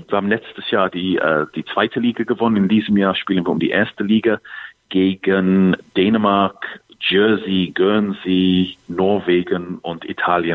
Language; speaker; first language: German; non-native, fluent; English